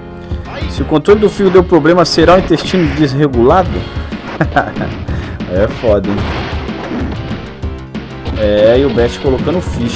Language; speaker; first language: Portuguese; native; Portuguese